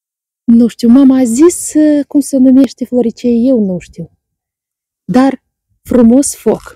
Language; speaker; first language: Romanian; non-native, learner; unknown